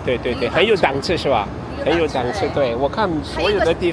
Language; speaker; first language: Chinese; non-native, fluent; English